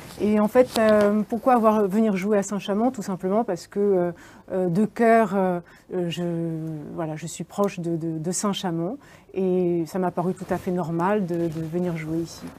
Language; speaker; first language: French; native; French